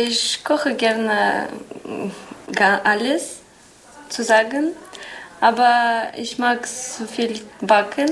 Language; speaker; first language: German; non-native, learner; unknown